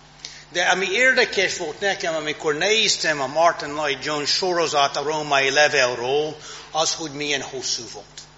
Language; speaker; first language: Hungarian; non-native, fluent; English